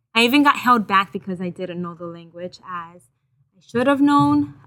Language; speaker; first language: English; early bilingual, other home language; Haitian Creole